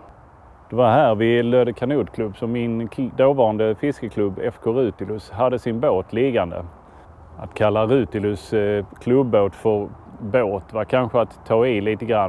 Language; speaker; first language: Swedish; native; Swedish